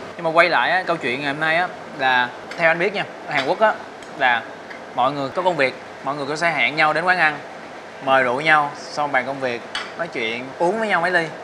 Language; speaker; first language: Vietnamese; native; Vietnamese